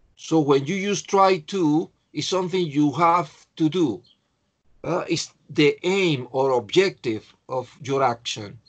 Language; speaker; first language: English; non-native, fluent; Spanish